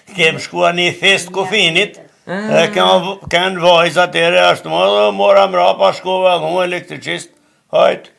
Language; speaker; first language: Albanian; native; Albanian